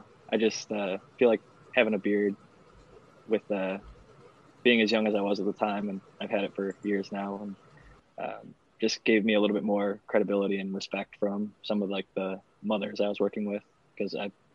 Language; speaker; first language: English; native; English